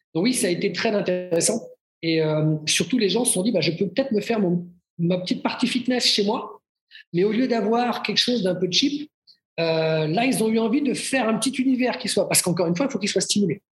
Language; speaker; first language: French; native; French